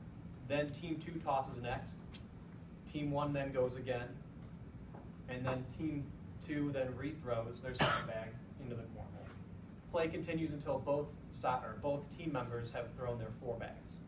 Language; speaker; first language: English; native; English